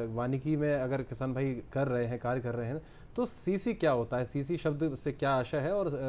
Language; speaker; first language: Hindi; native; Hindi